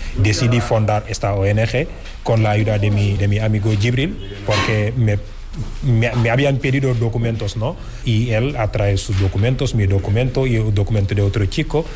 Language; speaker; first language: Spanish; non-native, fluent; Wolof